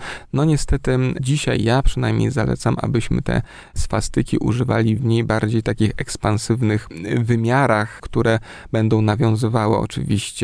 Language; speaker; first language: Polish; native; Polish